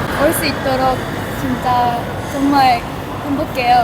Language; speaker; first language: Korean; non-native, learner; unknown